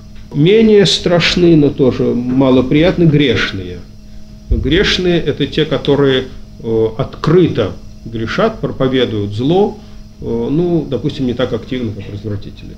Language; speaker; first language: Russian; native; Russian